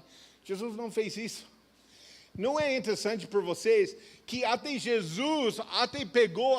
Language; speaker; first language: Portuguese; non-native, fluent; English